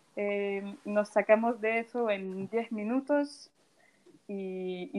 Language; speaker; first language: Spanish; non-native, fluent; French